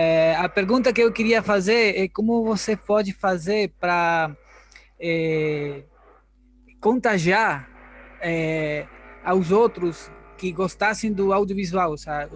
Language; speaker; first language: Portuguese; non-native, learner; Spanish